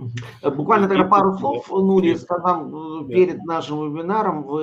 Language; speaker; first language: Russian; native; Russian